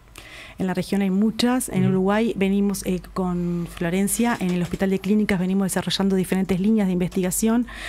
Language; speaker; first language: Spanish; native; Spanish